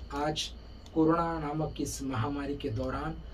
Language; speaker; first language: Hindi; non-native, local second language; Marathi